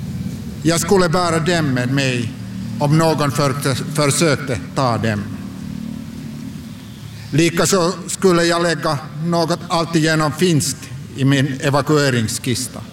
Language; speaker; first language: Swedish; non-native, local second language; Finnish